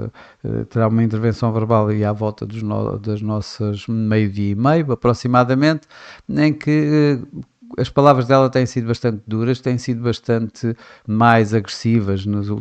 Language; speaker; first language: Portuguese; native; Portuguese